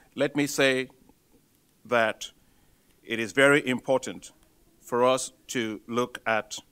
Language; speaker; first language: English; non-native, local second language; Yoruba